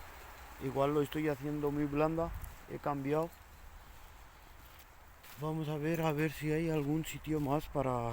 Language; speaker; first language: Spanish; non-native, fluent; Punjabi